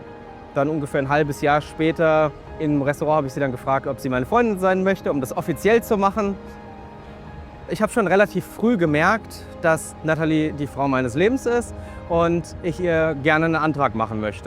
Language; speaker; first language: German; native; German